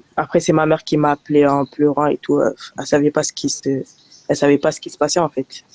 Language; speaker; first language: French; early bilingual, other home language; Soninke